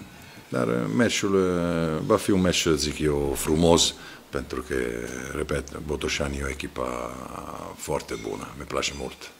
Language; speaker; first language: Romanian; non-native, fluent; Italian